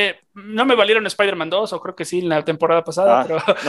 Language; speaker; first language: Spanish; native; Spanish